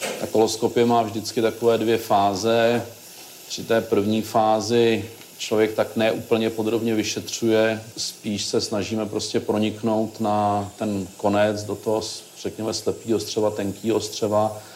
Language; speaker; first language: Czech; native; Czech